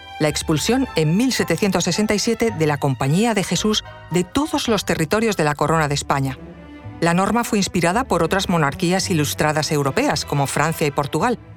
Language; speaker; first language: Spanish; native; Spanish